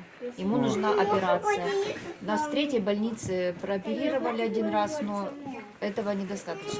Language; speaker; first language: Russian; native; Russian